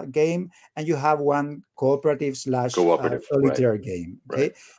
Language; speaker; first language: English; non-native, fluent; Spanish